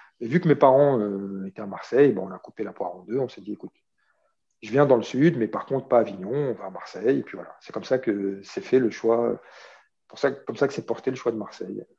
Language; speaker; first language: French; early bilingual, other home language; Arabic